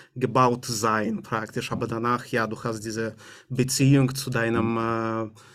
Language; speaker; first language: German; non-native, learner; Romanian